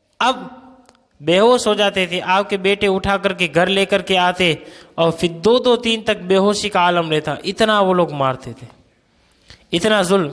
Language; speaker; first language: Urdu; non-native, local second language; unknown